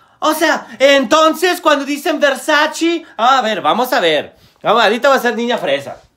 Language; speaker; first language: Spanish; non-native, fluent; Italian